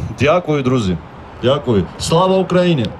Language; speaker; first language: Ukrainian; non-native, learner; Georgian